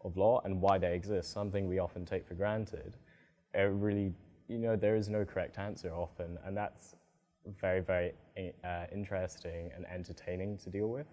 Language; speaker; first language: English; native; English